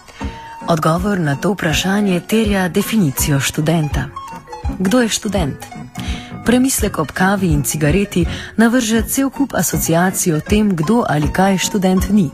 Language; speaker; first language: Slovenian; native; Slovenian